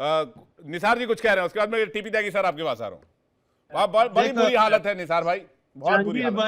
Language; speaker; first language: Hindi; native; Hindi